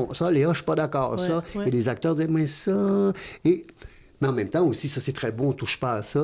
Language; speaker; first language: French; native; French